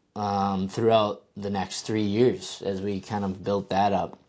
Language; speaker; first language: English; native; English